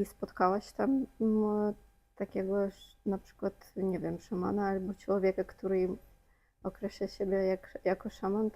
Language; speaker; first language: Polish; non-native, fluent; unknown